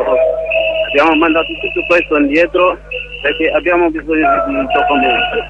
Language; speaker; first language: Italian; non-native, learner; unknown